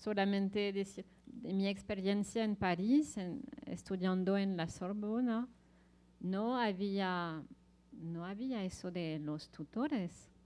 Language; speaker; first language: Spanish; non-native, fluent; French